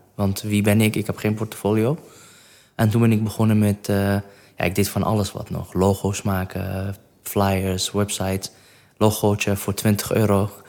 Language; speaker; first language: Dutch; non-native, fluent; Kurdish